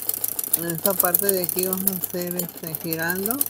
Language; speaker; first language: Spanish; native; Spanish